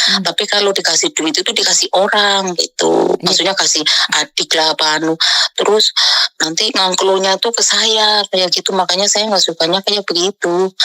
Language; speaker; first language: Indonesian; non-native, local second language; Javanese